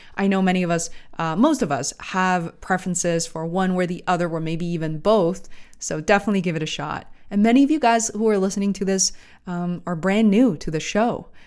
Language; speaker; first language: English; non-native, fluent; Chinese